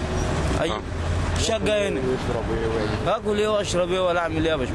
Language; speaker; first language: Arabic; native; Arabic